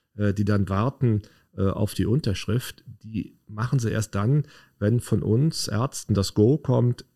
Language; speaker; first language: German; native; German